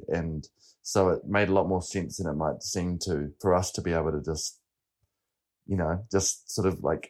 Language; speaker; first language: English; native; English